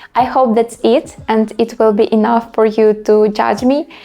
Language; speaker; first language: English; non-native, learner; Ukrainian